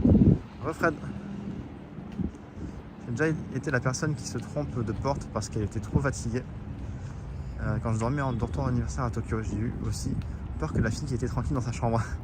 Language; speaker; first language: French; native; French